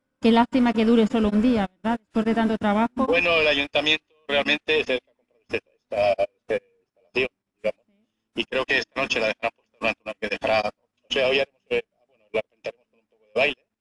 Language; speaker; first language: Spanish; native; Spanish